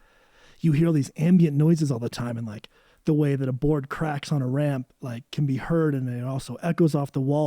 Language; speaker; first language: English; native; English